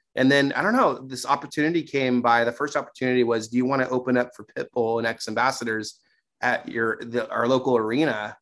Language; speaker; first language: English; native; English